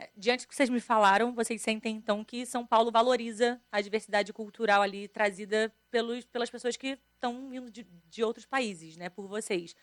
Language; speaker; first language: Portuguese; native; Portuguese